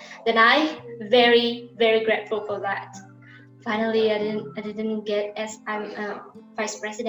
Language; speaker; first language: English; non-native, learner; Indonesian